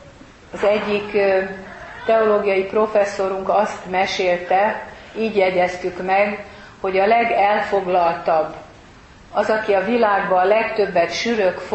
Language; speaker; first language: Hungarian; native; Hungarian